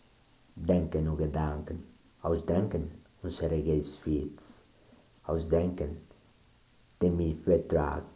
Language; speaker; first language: German; non-native, learner; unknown